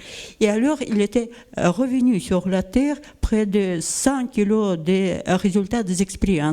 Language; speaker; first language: French; non-native, learner; Russian